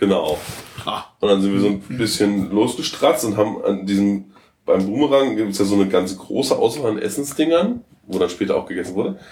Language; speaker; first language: German; native; German